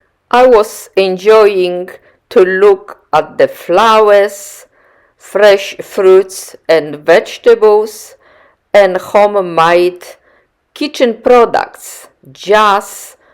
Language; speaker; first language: English; non-native, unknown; Polish